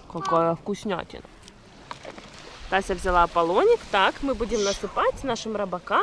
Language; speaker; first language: Russian; native; Russian